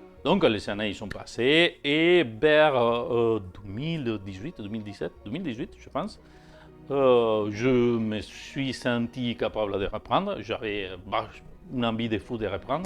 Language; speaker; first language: French; native; French